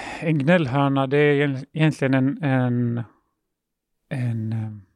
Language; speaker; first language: Swedish; early bilingual, other home language; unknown